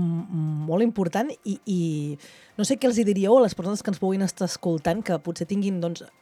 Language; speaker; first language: Catalan; native; Catalan